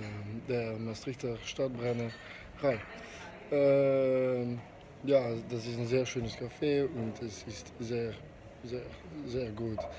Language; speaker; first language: German; non-native, learner; Dutch